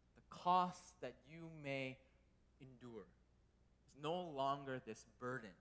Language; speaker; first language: English; native; English